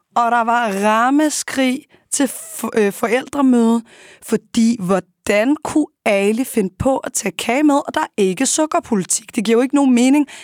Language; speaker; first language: Danish; early bilingual, other home language; Arabic